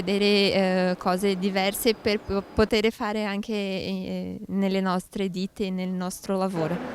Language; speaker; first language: Italian; non-native, learner; Portuguese